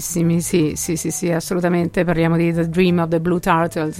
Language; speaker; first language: Italian; native; Italian